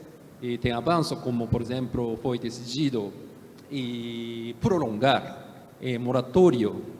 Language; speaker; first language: Portuguese; non-native, fluent; Japanese